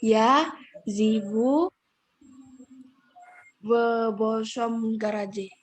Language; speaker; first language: Russian; non-native, learner; Indonesian